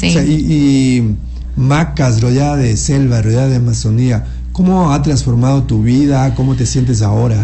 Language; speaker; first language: Spanish; native; Spanish